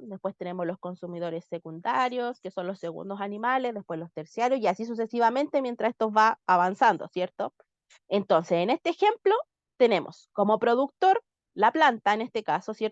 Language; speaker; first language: Spanish; native; Spanish